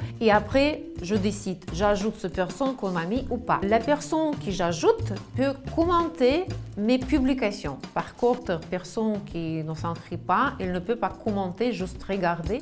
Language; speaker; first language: French; non-native, fluent; Russian